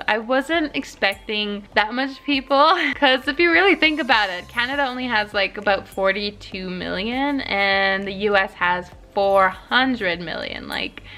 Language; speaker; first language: English; native; English